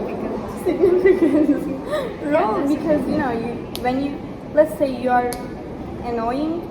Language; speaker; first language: English; non-native, learner; Turkish